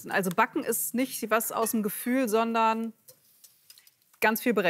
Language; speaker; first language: German; native; German